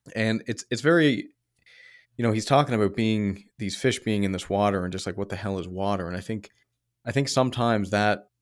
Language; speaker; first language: English; native; English